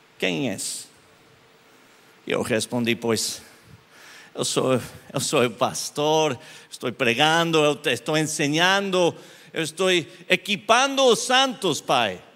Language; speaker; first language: Portuguese; non-native, learner; English